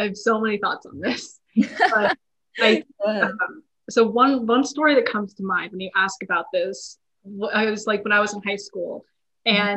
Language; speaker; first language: English; native; English